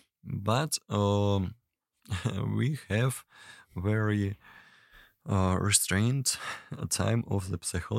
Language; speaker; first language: English; non-native, learner; Russian